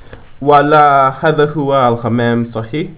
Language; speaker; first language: Arabic; non-native, learner; English